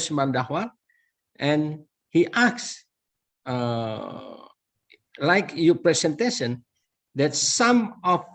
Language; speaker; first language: English; non-native, learner; Indonesian